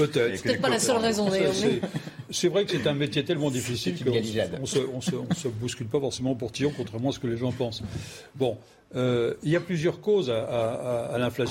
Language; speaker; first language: French; native; French